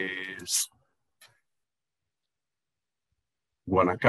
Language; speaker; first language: Spanish; non-native, fluent; English